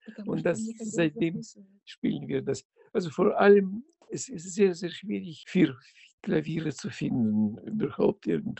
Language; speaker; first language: German; non-native, fluent; Russian